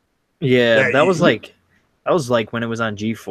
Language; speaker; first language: English; native; English